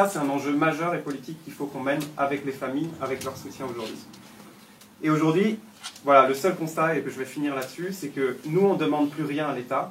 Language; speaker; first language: French; native; French